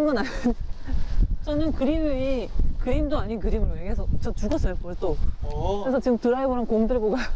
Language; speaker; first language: Korean; native; Korean